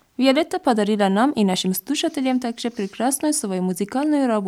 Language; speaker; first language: Russian; non-native, fluent; Persian